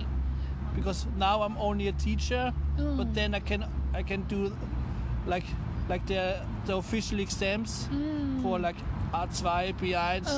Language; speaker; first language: English; non-native, fluent; German